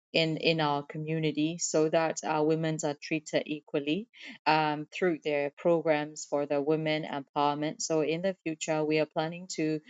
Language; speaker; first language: English; non-native, fluent; Burmese